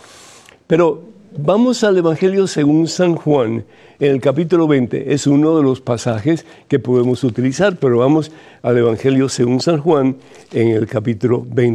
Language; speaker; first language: Spanish; native; Spanish